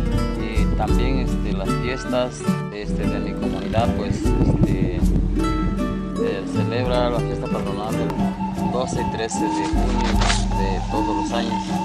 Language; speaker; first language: Spanish; non-native, local second language; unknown